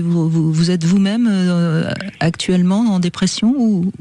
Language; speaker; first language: French; native; French